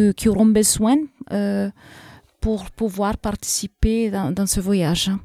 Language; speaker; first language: French; non-native, fluent; English